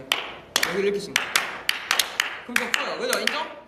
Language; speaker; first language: Korean; native; Korean